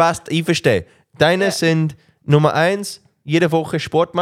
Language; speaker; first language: German; non-native, learner; English